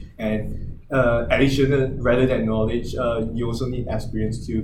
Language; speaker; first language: English; non-native, local second language; Chinese